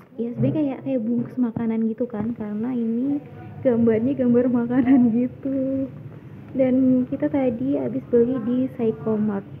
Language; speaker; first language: Indonesian; native; Indonesian